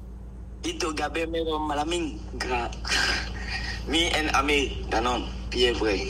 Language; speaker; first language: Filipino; early bilingual, heritage; Spanish